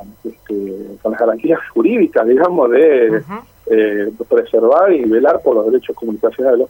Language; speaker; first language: Spanish; native; Spanish